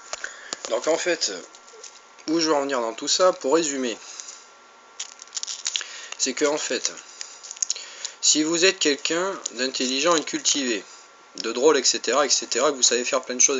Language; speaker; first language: French; native; French